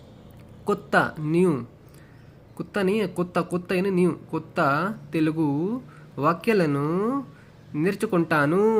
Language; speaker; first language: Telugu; non-native, learner; Hindi